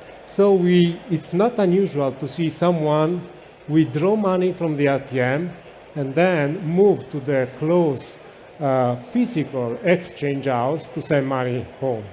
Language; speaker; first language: English; non-native, fluent; Italian